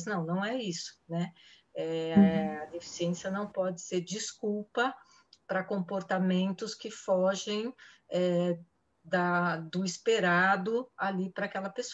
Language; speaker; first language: Portuguese; native; Portuguese